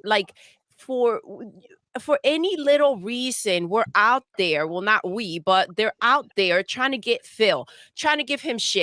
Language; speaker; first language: English; native; English